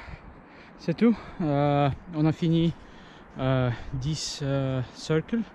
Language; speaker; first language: French; non-native, learner; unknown